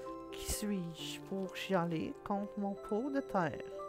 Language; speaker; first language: French; native; French